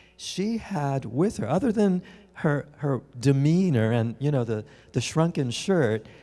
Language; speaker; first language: English; native; English